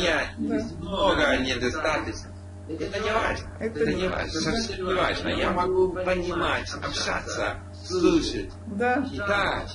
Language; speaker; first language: Russian; non-native, learner; English